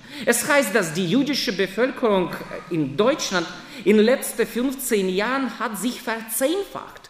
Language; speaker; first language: German; non-native, fluent; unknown